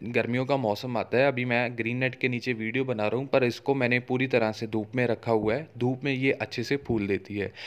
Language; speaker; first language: Hindi; native; Hindi